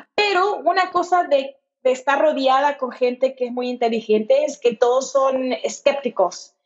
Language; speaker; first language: Spanish; native; Spanish